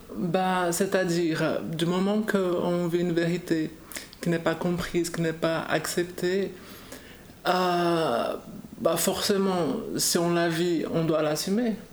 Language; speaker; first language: French; non-native, fluent; Portuguese